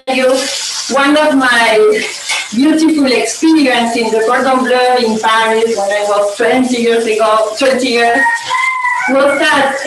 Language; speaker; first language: English; non-native, learner; Spanish